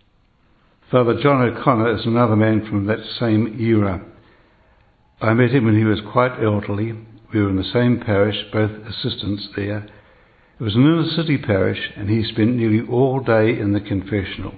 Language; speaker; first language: English; native; English